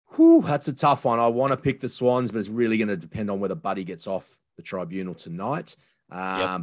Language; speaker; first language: English; native; English